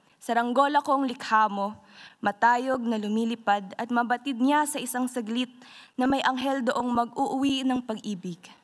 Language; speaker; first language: Filipino; native; Filipino